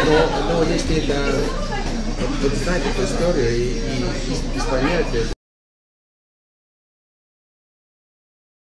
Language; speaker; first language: Russian; non-native, fluent; Estonian